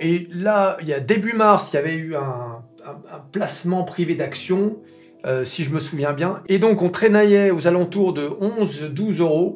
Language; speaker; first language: French; native; French